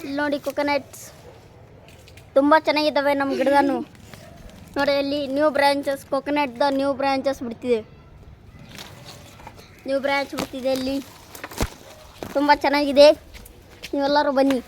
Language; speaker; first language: Kannada; native; Kannada